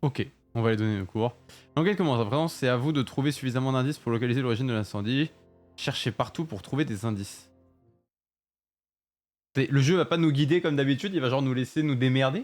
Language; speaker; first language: French; native; French